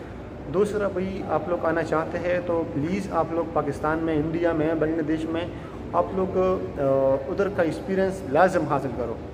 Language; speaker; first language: Hindi; non-native, local second language; Pashto